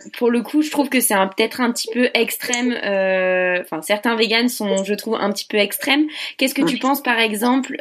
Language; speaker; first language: French; native; French